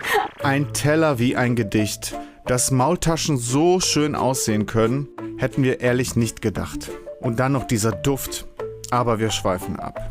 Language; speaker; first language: German; native; German